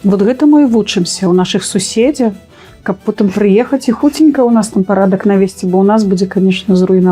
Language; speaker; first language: Belarusian; native; Belarusian